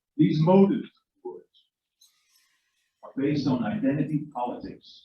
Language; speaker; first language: English; native; English